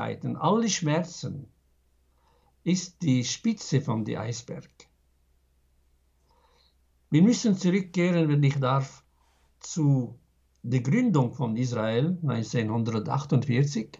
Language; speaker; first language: German; non-native, fluent; Arabic